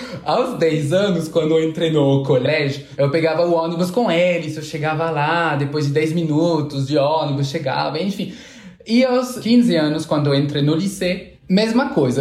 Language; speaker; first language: Portuguese; non-native, fluent; French